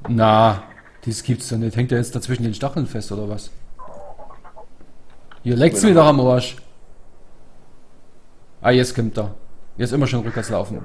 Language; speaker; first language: German; native; German